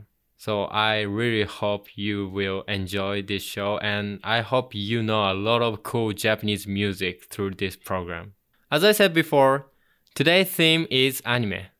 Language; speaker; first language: English; non-native, fluent; Japanese